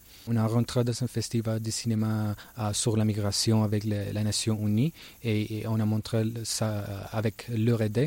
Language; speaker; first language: French; non-native, learner; Spanish